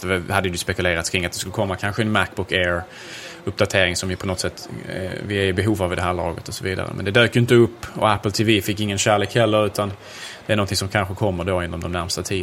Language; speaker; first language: Swedish; native; Swedish